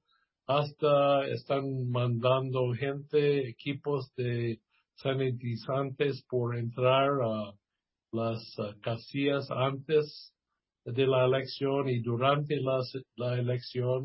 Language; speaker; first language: Spanish; non-native, fluent; English